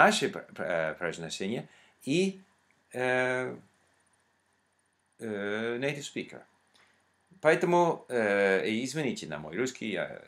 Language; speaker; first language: Russian; non-native, learner; English